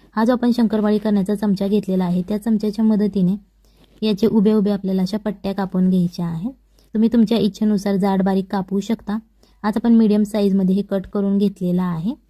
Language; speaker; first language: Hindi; non-native, local second language; Marathi